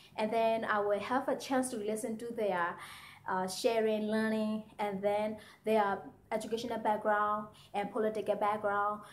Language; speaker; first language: English; non-native, fluent; Burmese